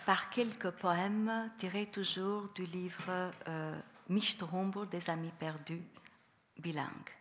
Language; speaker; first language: French; non-native, fluent; Albanian